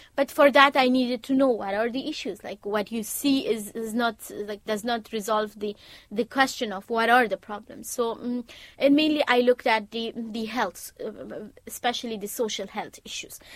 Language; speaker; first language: English; non-native, fluent; Persian